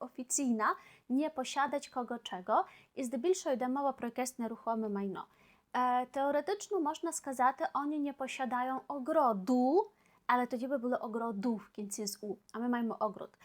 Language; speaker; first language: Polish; non-native, fluent; Ukrainian